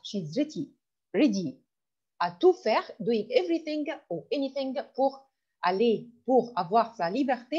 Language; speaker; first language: French; non-native, fluent; Arabic